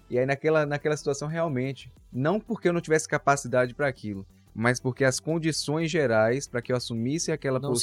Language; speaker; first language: Portuguese; native; Portuguese